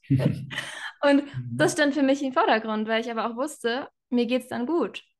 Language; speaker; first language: German; native; German